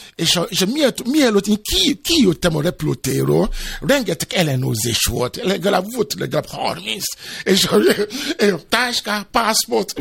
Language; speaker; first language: Hungarian; non-native, fluent; Yoruba